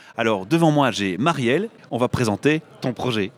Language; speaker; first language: French; native; French